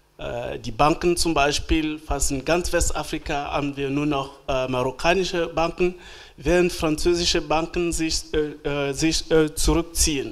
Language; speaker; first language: German; non-native, fluent; French